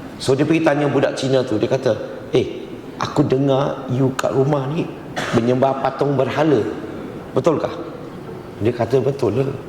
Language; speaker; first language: Malay; non-native, local second language; Chinese